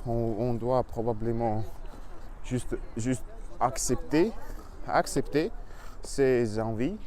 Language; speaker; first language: French; non-native, learner; Russian